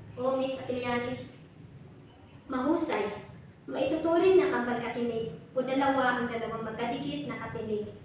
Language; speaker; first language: Filipino; non-native, local second language; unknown